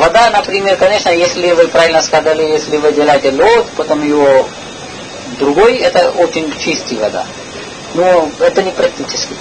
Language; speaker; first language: Russian; non-native, learner; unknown